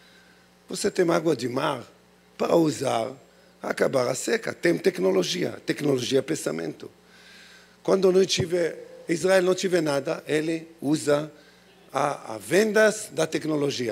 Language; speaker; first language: Portuguese; non-native, learner; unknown